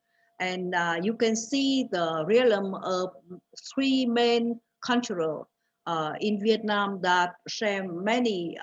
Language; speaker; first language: English; non-native, fluent; Vietnamese